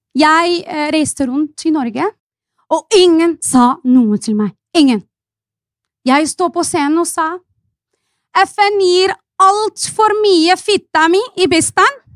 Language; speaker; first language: Norwegian; non-native, fluent; Arabic